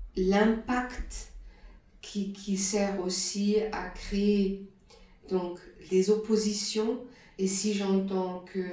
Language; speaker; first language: French; non-native, fluent; German